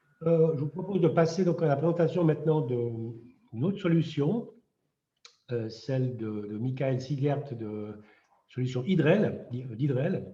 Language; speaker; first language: French; native; French